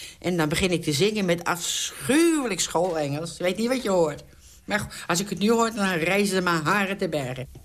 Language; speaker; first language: Dutch; native; Dutch